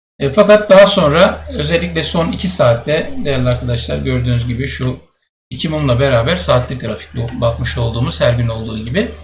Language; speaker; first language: Turkish; native; Turkish